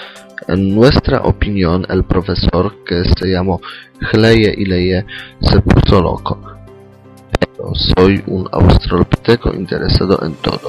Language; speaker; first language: Spanish; non-native, learner; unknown